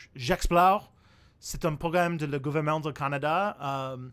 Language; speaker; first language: French; non-native, learner; English